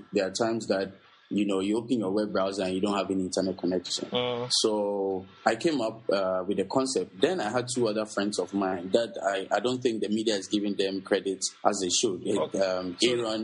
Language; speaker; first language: English; non-native, local second language; Akan